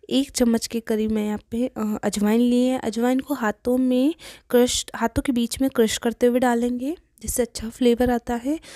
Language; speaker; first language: Hindi; native; Hindi